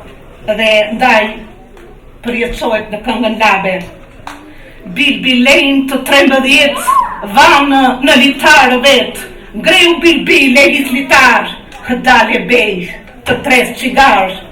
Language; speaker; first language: Albanian; native; Albanian